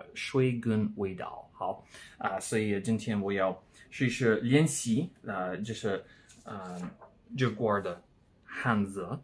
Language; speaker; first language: Chinese; non-native, learner; English